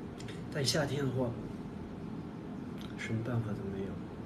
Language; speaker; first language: Chinese; non-native, local second language; Tibetan